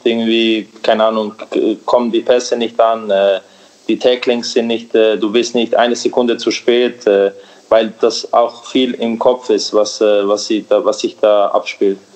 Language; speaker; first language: German; early bilingual, other home language; Serbian